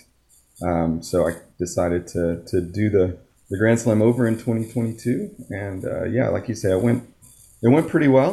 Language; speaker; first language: English; native; English